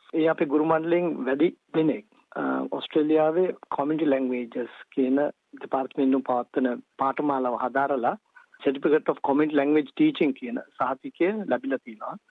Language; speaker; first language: Sinhala; native; Sinhala